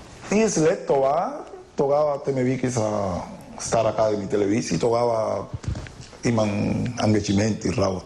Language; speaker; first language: Bulgarian; non-native, learner; Spanish